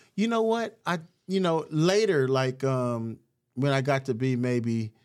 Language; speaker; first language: English; native; English